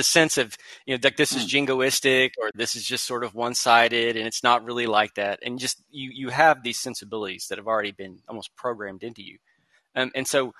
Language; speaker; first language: English; native; English